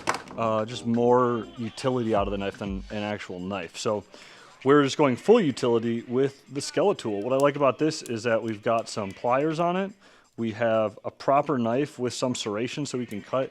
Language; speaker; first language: English; native; English